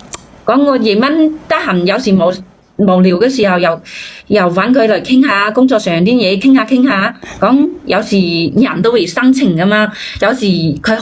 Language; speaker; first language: Cantonese; native; Cantonese